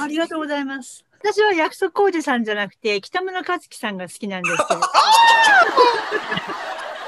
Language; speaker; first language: Japanese; native; Japanese